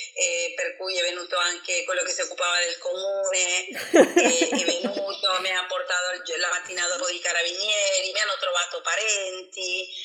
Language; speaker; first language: Italian; non-native, fluent; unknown